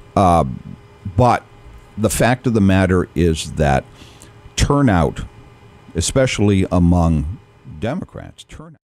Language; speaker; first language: English; native; English